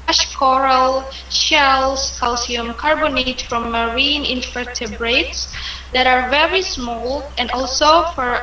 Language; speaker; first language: English; non-native, learner; Indonesian